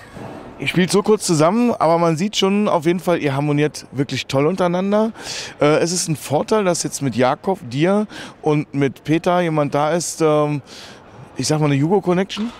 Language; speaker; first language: German; native; German